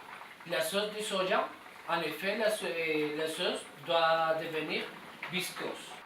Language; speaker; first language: French; non-native, learner; Spanish